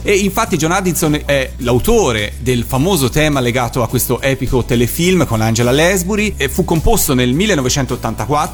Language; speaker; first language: Italian; native; Italian